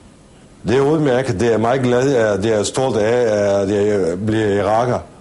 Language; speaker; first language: Danish; non-native, fluent; Kurdish